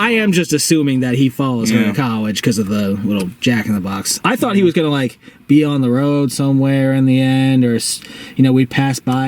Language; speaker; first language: English; native; English